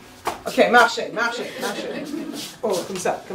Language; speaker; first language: French; non-native, fluent; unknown